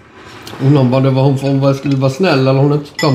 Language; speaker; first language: Swedish; early bilingual, other home language; Vietnamese